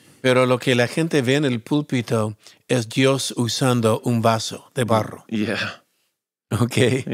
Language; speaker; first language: Spanish; non-native, fluent; English